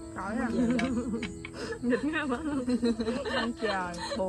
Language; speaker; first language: Vietnamese; native; Vietnamese